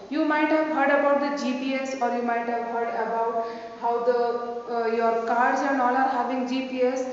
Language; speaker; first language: English; non-native, local second language; Hindi